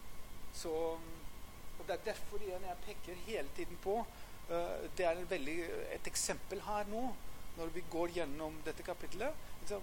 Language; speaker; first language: Norwegian; non-native, fluent; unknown